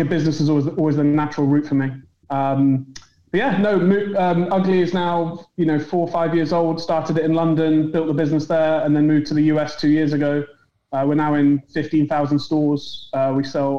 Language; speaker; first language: English; native; English